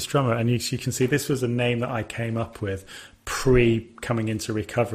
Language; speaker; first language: English; native; English